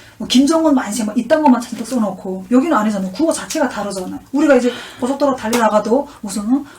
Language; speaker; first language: Korean; native; Korean